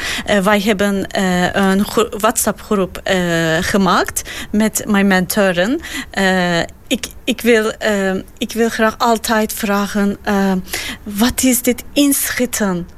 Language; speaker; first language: Dutch; non-native, learner; Turkish